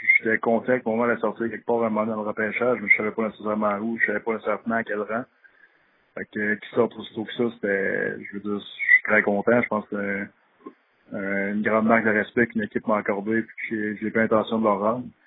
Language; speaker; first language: French; native; French